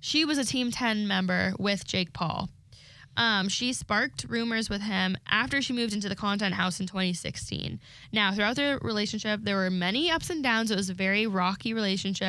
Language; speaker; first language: English; native; English